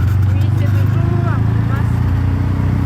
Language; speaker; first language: French; non-native, local second language; Malagasy